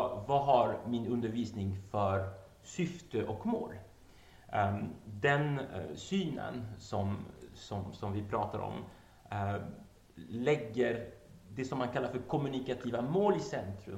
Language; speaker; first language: Swedish; non-native, fluent; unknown